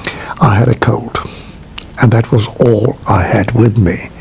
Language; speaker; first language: English; non-native, fluent; Czech